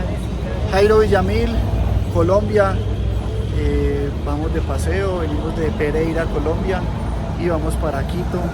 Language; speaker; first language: Spanish; native; Spanish